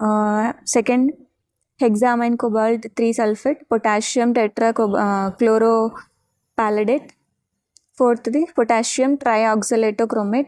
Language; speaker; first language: English; non-native, local second language; Telugu